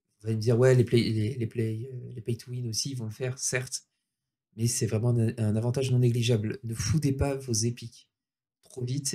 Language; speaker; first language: French; native; French